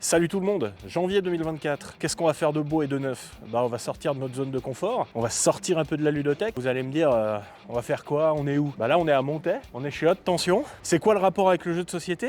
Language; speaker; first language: French; native; French